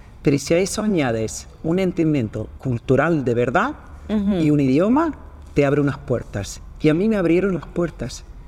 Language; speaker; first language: Spanish; non-native, fluent; Swedish